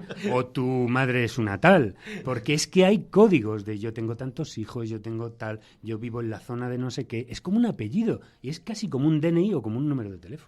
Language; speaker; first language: Spanish; native; Spanish